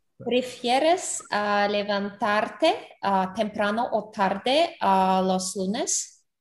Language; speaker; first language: Spanish; non-native, learner; English